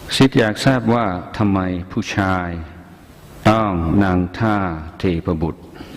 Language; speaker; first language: Thai; non-native, fluent; English